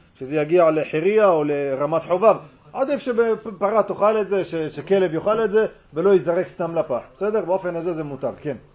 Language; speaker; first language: Hebrew; native; Hebrew